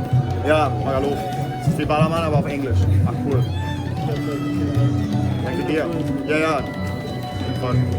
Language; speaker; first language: German; non-native, learner; Catalan